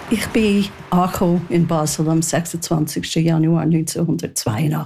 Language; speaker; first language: German; non-native, fluent; English